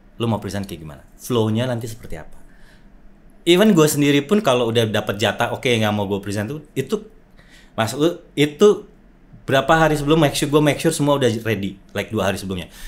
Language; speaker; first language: Indonesian; native; Indonesian